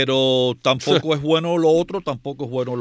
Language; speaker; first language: Spanish; native; Spanish